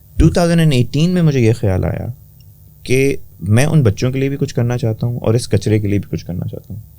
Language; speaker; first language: Urdu; native; Urdu